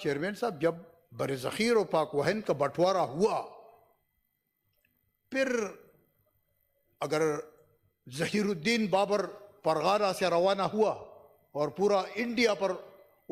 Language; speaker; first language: Urdu; non-native, local second language; Pashto